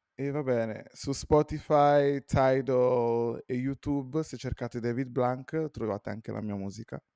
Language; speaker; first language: Italian; native; Italian